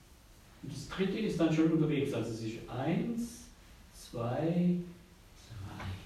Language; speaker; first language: German; native; German